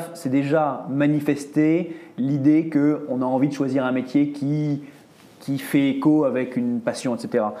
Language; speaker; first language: French; native; French